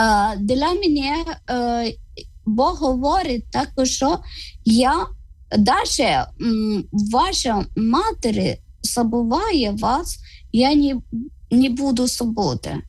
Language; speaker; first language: Ukrainian; non-native, learner; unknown